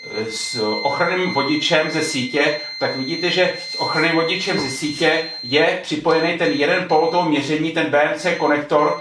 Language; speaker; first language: Czech; native; Czech